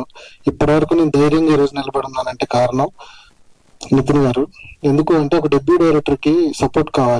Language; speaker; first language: Telugu; native; Telugu